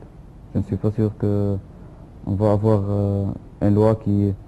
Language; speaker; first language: French; non-native, fluent; Arabic